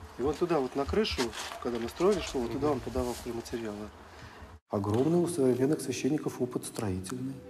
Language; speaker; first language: Russian; native; Russian